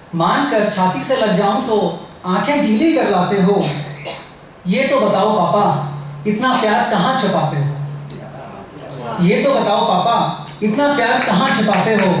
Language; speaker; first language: Hindi; native; Hindi